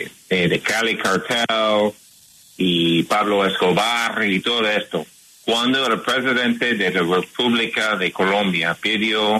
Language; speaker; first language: Spanish; non-native, fluent; English